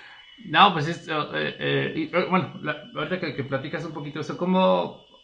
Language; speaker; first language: Spanish; native; Spanish